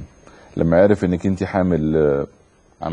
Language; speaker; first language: Arabic; native; Arabic